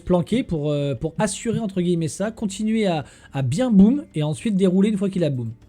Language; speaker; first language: French; native; French